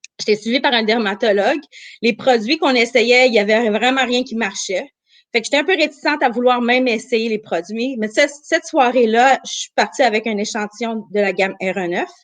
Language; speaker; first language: French; early bilingual, other home language; Armenian